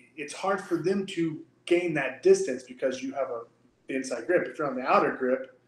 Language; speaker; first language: English; native; English